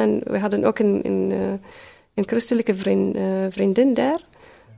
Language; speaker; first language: Dutch; early bilingual, other home language; Arabic